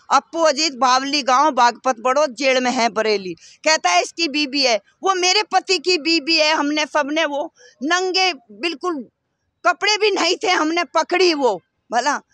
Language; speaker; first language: Hindi; native; Hindi